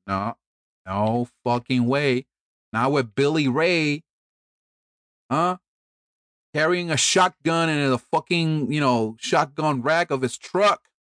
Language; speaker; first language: English; early bilingual, other home language; Spanish